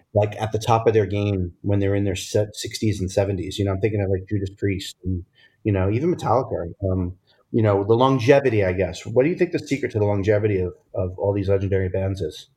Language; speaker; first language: English; native; English